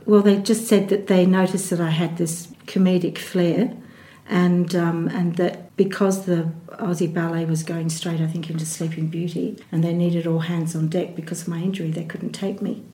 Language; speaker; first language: English; native; English